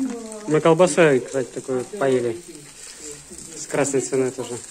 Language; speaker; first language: Russian; native; Russian